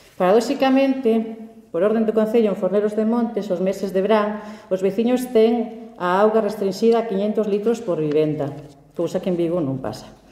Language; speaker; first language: Galician; native; Galician